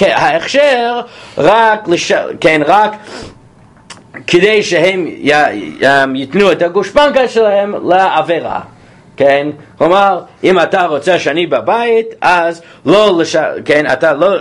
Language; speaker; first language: Hebrew; non-native, fluent; English